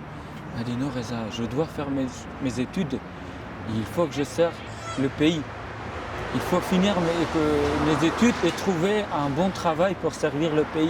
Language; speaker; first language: French; non-native, fluent; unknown